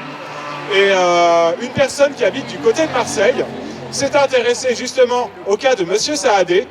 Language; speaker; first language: French; native; French